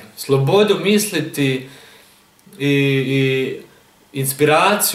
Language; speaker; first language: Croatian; early bilingual, heritage; German